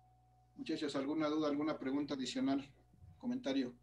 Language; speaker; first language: Spanish; native; Spanish